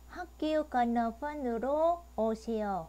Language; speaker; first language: Korean; non-native, fluent; Vietnamese